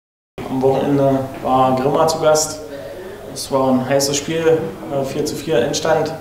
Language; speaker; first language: German; native; German